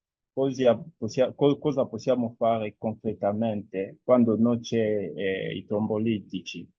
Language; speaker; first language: Italian; non-native, fluent; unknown